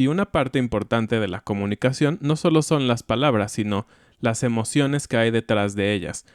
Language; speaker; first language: Spanish; native; Spanish